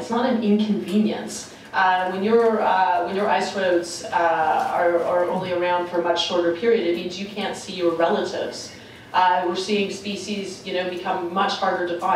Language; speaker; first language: English; native; English